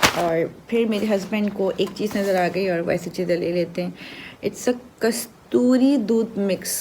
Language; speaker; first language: Urdu; native; Urdu